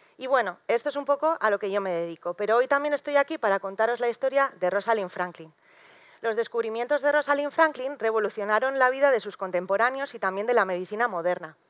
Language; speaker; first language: Spanish; native; Spanish